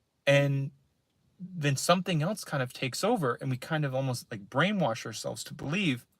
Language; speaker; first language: English; native; English